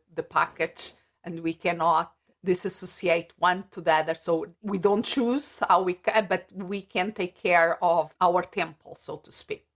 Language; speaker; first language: English; non-native, fluent; Portuguese